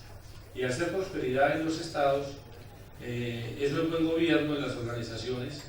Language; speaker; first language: Spanish; native; Spanish